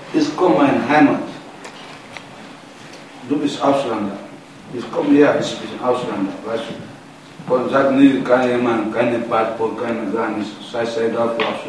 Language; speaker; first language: German; non-native, learner; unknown